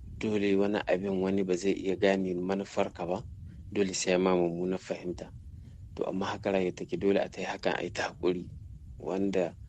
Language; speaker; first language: Hausa; native; Hausa